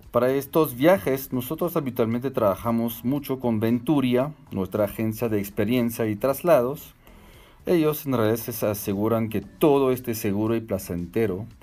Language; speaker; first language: Spanish; non-native, fluent; French